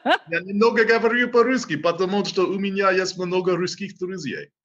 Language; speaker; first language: Russian; non-native, learner; English